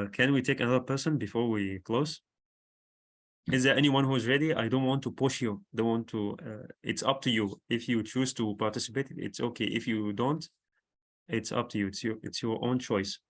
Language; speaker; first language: English; non-native, fluent; Arabic